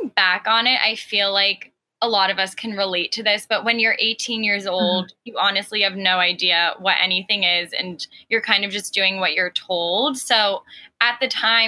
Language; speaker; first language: English; early bilingual, other home language; Arabic